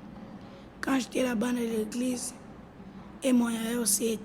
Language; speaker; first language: French; non-native, learner; Lingala